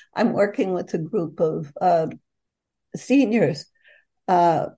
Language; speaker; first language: English; native; English